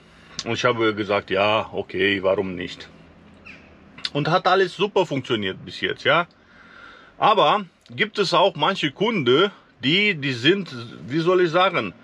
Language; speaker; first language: German; non-native, fluent; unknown